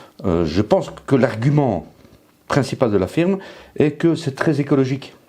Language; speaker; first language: French; native; French